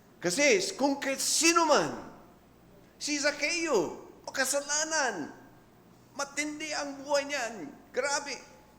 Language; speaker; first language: Filipino; non-native, fluent; English